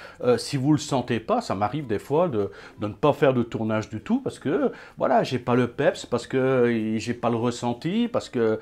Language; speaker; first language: French; native; French